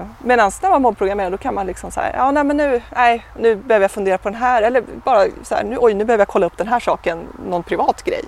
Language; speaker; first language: Swedish; native; Swedish